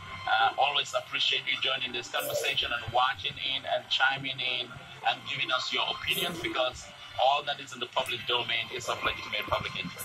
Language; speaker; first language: English; native; English